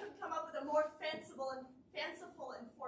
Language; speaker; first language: English; native; English